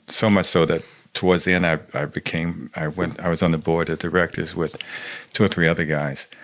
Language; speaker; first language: English; native; English